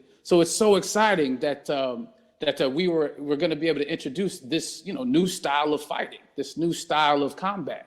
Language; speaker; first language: English; native; English